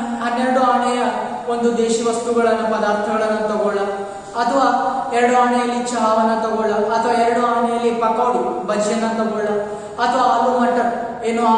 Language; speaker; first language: Kannada; native; Kannada